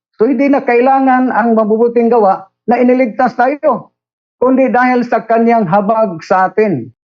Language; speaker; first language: Filipino; non-native, local second language; Cebuano